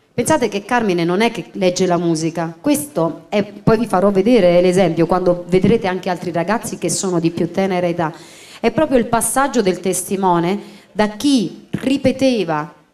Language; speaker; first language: Italian; native; Italian